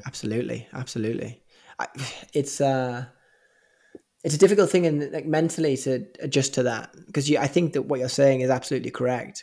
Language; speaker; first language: English; native; English